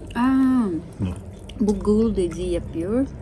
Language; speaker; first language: Turkish; non-native, learner; Portuguese